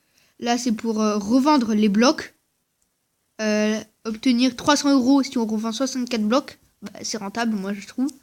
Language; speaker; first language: French; native; French